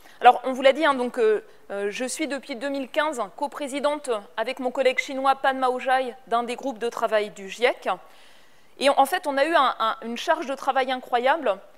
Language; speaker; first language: French; native; French